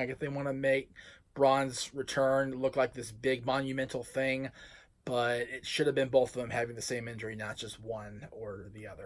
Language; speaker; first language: English; native; English